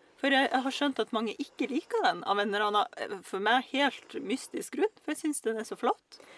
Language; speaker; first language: Norwegian; early bilingual, other home language; Russian